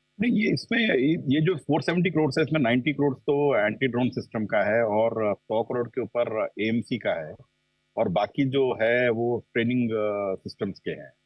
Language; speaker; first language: Hindi; non-native, local second language; Telugu